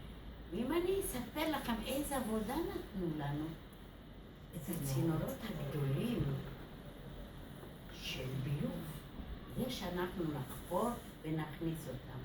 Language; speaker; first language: Hebrew; non-native, fluent; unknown